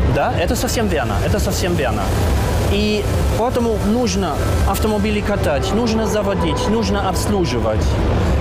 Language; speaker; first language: Russian; non-native, learner; German